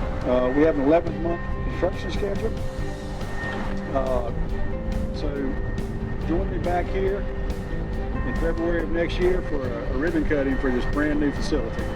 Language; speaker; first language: English; native; English